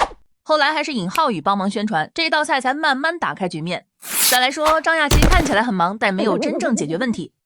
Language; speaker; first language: Chinese; native; Chinese